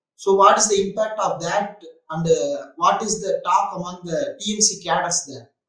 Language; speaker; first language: English; non-native, local second language; Tamil